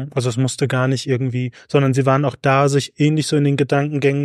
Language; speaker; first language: German; native; German